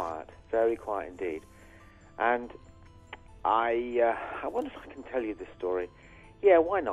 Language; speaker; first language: English; native; English